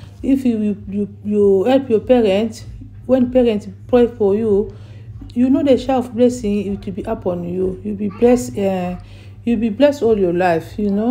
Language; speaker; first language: English; non-native, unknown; Lingala